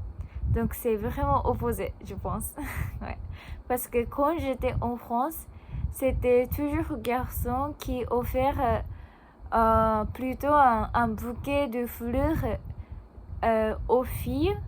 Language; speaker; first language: French; non-native, learner; Japanese